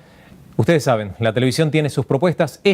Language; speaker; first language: Spanish; native; Spanish